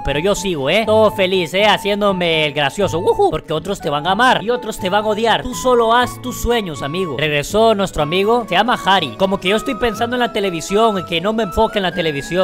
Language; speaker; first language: Spanish; native; Spanish